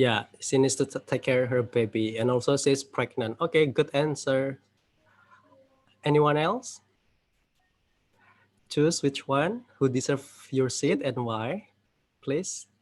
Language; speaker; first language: English; non-native, fluent; Indonesian